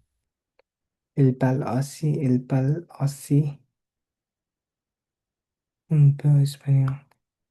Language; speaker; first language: French; non-native, learner; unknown